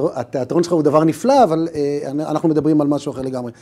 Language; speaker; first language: Hebrew; native; Hebrew